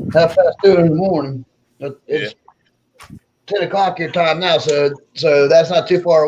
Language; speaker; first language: English; native; English